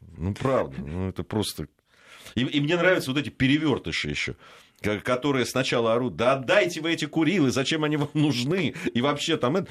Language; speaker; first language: Russian; native; Russian